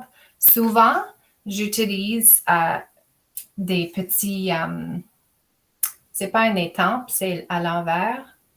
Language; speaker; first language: French; non-native, fluent; English